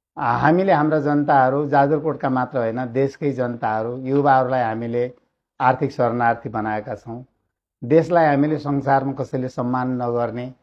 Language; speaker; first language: Nepali; native; Nepali